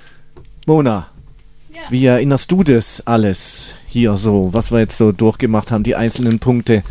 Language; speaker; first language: German; native; German